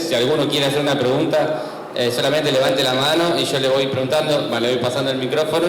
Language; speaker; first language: Spanish; native; Spanish